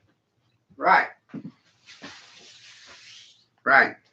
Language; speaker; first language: English; native; English